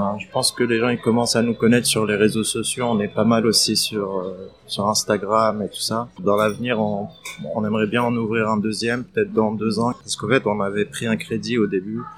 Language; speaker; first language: French; non-native, fluent; Arabic